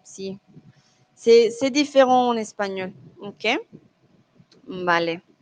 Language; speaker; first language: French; non-native, learner; Spanish